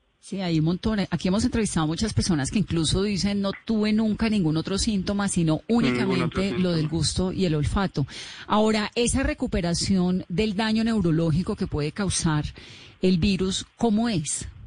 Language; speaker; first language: Spanish; native; Spanish